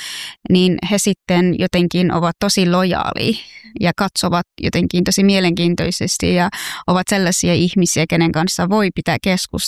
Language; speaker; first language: Finnish; non-native, fluent; Persian